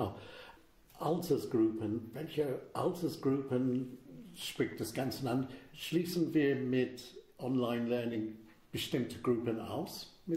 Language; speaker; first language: German; non-native, fluent; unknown